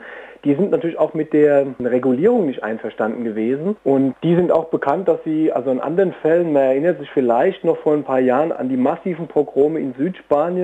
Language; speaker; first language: German; native; German